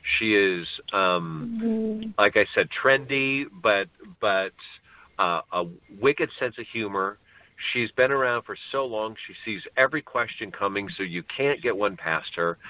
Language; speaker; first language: English; native; English